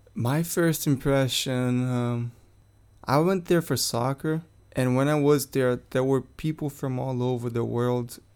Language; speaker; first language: English; non-native, fluent; Portuguese